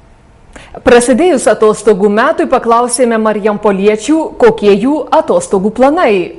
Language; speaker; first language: Lithuanian; native; Lithuanian